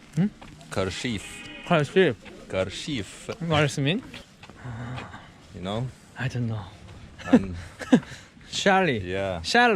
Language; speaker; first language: English; non-native, learner; Korean